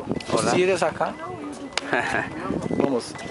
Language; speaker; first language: Spanish; non-native, learner; Portuguese